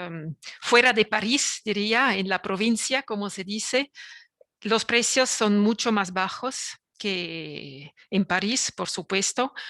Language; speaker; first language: Spanish; non-native, fluent; French